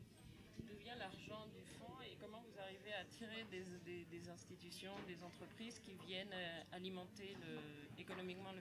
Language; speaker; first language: French; non-native, fluent; Spanish